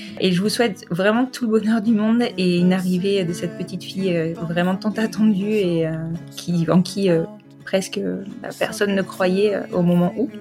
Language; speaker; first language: French; native; French